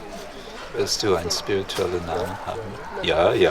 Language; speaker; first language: German; non-native, fluent; English